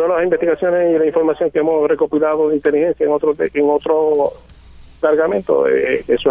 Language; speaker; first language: Spanish; native; Spanish